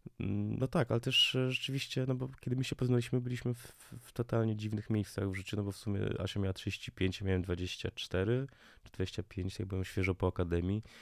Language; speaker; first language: Polish; native; Polish